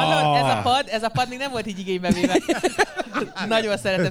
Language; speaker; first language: Hungarian; native; Hungarian